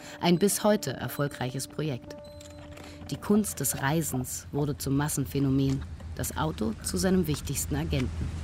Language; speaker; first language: German; native; German